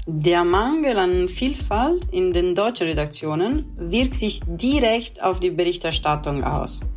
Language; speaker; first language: German; non-native, fluent; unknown